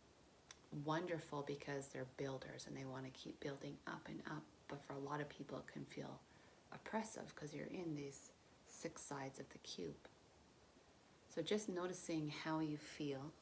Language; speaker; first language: English; native; English